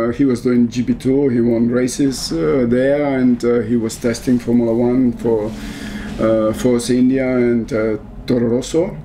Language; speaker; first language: English; non-native, fluent; Spanish